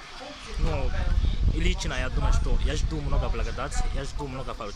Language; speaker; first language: Russian; non-native, learner; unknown